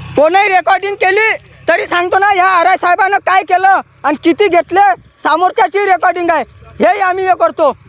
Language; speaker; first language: Marathi; native; Marathi